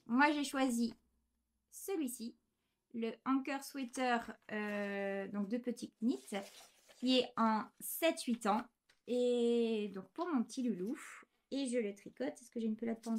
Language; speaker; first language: French; native; French